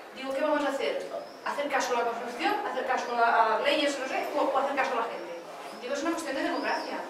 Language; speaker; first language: Catalan; native; Catalan